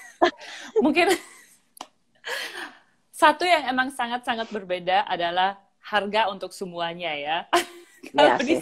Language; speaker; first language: Indonesian; early bilingual, heritage; Indonesian